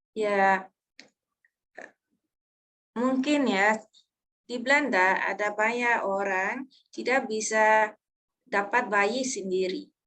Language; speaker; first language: Indonesian; non-native, learner; Dutch